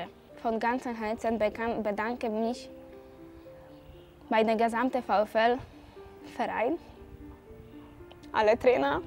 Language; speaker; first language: German; non-native, fluent; Polish